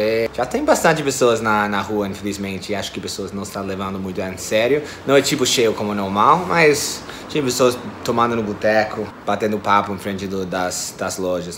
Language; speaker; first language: Portuguese; non-native, fluent; English